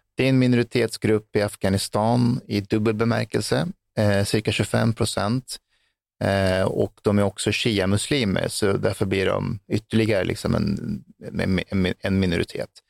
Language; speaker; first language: Swedish; early bilingual, other home language; Persian